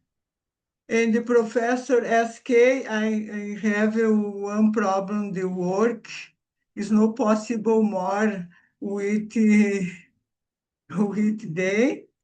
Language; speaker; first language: English; non-native, learner; Portuguese